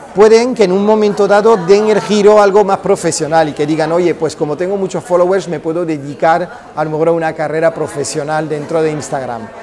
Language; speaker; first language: Spanish; early bilingual, heritage; Spanish